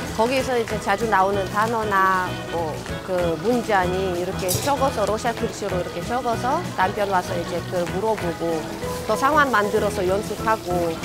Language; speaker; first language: Korean; non-native, fluent; Russian